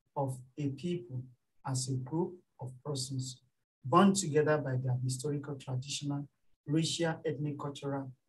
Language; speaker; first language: English; non-native, local second language; Yoruba